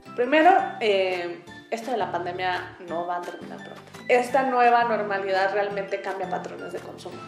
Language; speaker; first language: Spanish; native; Spanish